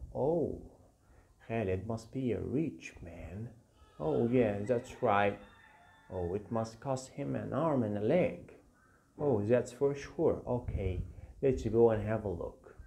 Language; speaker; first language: English; non-native, fluent; Arabic